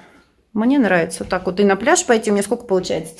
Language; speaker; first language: Russian; native; Russian